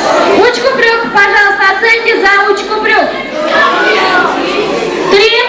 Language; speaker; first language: Russian; non-native, local second language; Uzbek